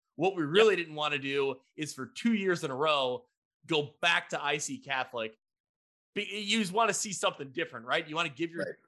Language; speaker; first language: English; native; English